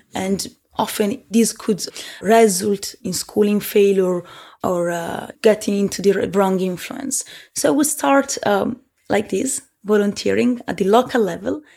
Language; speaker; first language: English; early bilingual, heritage; Italian